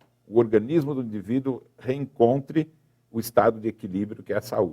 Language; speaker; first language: Portuguese; native; Portuguese